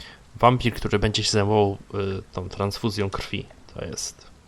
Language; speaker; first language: Polish; native; Polish